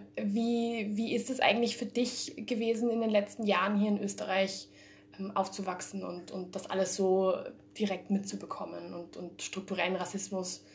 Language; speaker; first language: German; early bilingual, heritage; German